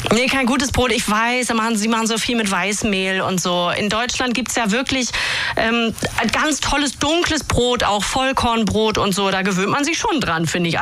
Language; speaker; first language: German; native; German